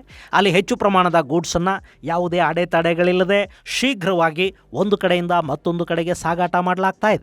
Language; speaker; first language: Kannada; native; Kannada